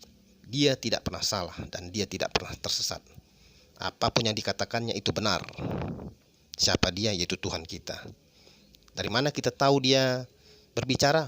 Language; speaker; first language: Indonesian; native; Indonesian